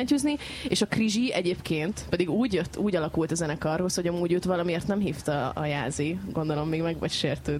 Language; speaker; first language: Hungarian; native; Hungarian